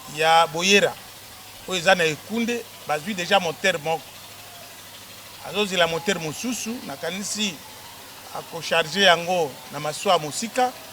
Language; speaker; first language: Lingala; native; Lingala